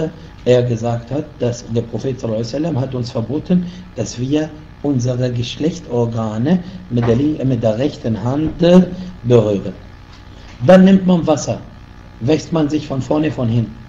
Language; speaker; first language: German; non-native, fluent; Arabic